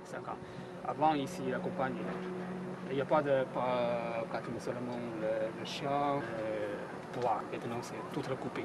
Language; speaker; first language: French; non-native, learner; Chinese